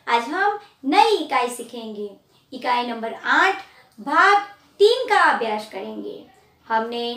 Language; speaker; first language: Hindi; non-native, local second language; Gujarati